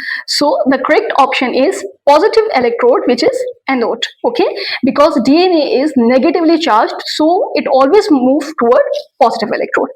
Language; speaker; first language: English; non-native, local second language; Urdu